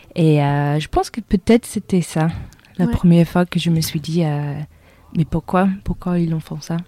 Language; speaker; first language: French; non-native, fluent; English